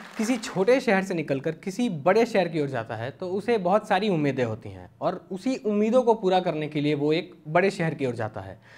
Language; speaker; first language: Hindi; native; Hindi